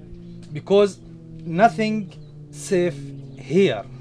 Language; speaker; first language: English; non-native, learner; Arabic